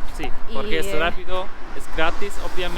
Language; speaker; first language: Spanish; non-native, learner; German